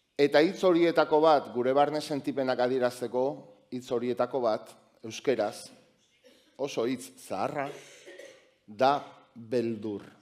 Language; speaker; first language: Basque; non-native, local second language; Spanish